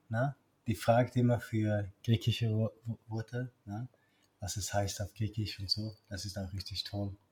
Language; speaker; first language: German; non-native, learner; Swedish